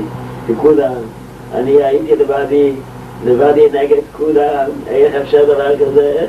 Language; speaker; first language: Hebrew; non-native, local second language; Yiddish